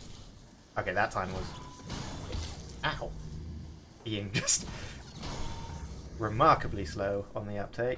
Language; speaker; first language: English; native; English